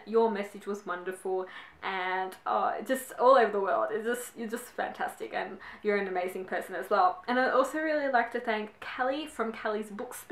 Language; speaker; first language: English; native; English